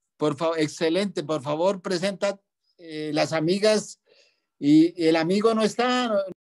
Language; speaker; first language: Spanish; native; Spanish